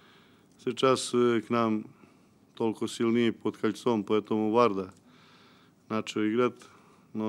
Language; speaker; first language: Russian; non-native, local second language; Ukrainian